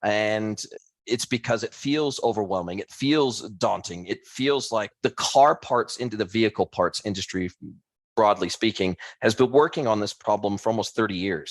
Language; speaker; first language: English; native; English